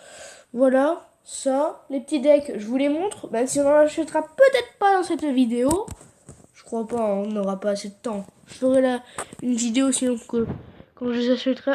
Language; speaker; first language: French; native; French